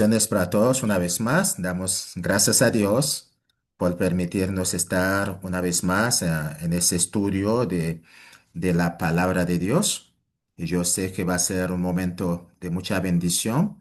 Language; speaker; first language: Spanish; non-native, fluent; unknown